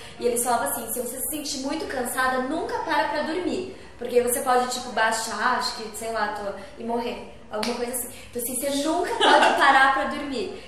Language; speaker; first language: Portuguese; native; Portuguese